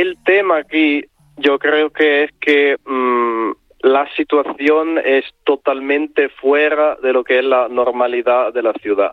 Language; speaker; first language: Spanish; non-native, fluent; Italian